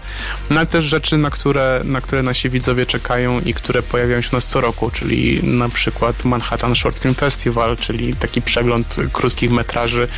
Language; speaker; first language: Polish; native; Polish